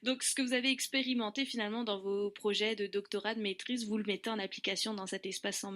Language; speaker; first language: French; native; French